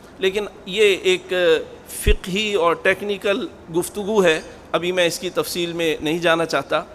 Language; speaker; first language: Urdu; native; Urdu